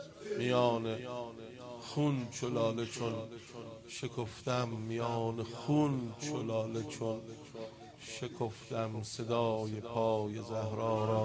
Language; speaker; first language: Persian; native; Persian